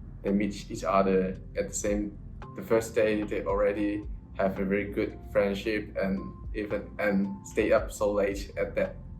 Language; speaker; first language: English; non-native, local second language; Cantonese